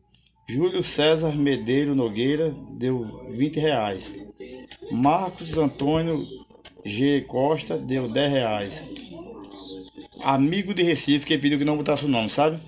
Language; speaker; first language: Portuguese; native; Portuguese